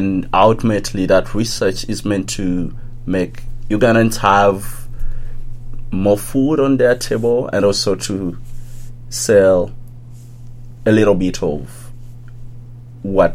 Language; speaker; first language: English; non-native, local second language; Ganda